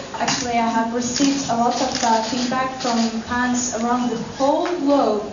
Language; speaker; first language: English; non-native, fluent; Estonian